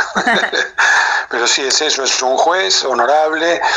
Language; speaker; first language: Spanish; native; Spanish